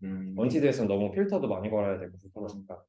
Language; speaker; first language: Korean; native; Korean